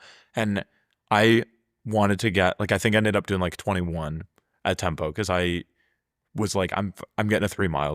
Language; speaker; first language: English; native; English